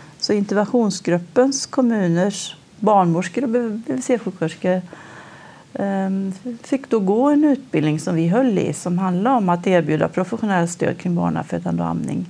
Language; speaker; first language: Swedish; native; Swedish